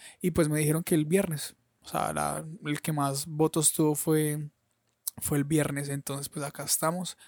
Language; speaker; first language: Spanish; native; Spanish